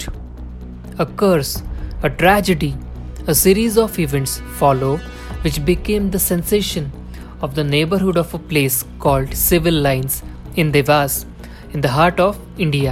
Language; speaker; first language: English; non-native, local second language; Hindi